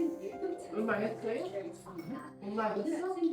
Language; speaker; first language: Korean; non-native, learner; Cebuano